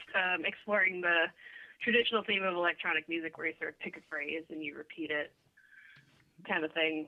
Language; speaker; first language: English; native; English